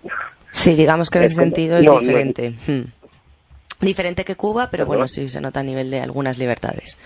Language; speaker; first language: Spanish; native; Spanish